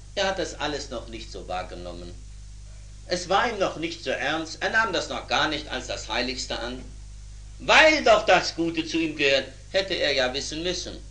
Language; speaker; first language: German; native; German